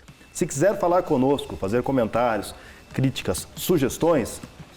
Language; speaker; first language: Portuguese; native; Portuguese